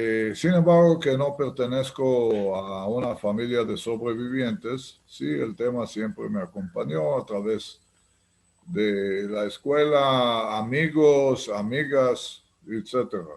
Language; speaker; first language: Spanish; non-native, fluent; Hebrew